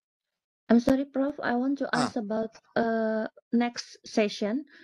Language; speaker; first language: English; non-native, learner; Indonesian